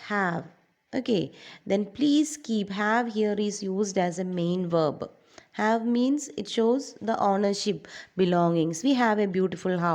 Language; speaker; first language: English; non-native, local second language; Malayalam